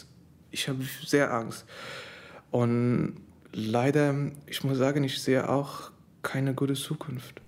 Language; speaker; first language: German; non-native, learner; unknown